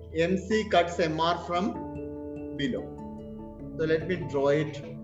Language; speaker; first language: English; non-native, local second language; Malayalam